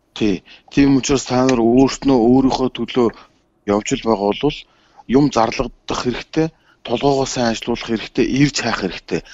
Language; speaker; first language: Mongolian; native; Mongolian